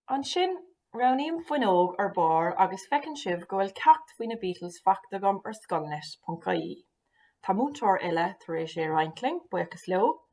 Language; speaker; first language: Irish; native; Irish